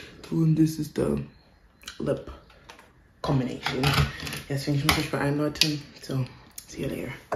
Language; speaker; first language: German; native; German